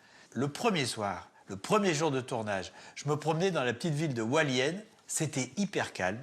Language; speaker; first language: French; native; French